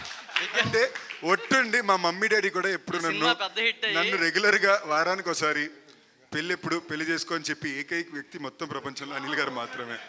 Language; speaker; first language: Telugu; native; Telugu